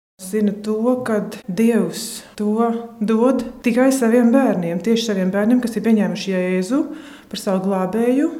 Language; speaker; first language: Latvian; native; Latvian